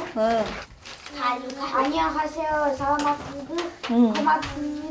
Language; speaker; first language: Korean; non-native, learner; Kyrgyz